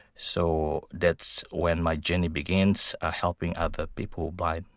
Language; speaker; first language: English; non-native, fluent; Indonesian